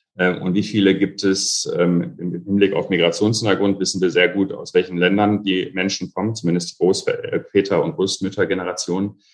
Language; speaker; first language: German; early bilingual, other home language; Arabic